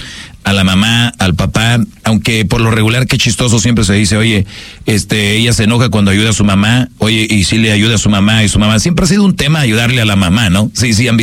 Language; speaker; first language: Spanish; native; Spanish